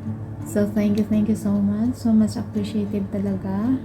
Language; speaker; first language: English; non-native, local second language; Filipino